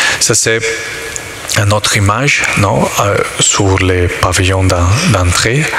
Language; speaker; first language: French; non-native, learner; Italian